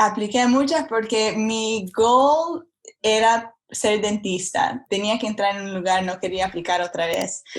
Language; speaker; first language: Spanish; early bilingual, heritage; Spanish